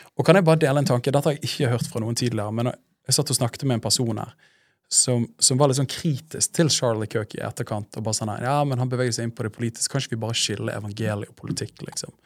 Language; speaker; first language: Norwegian; native; Norwegian